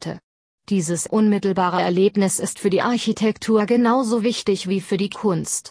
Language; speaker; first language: German; native; German